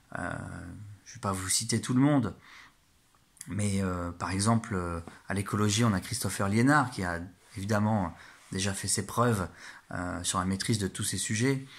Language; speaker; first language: French; native; French